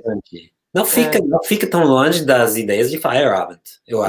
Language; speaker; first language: Portuguese; non-native, fluent; English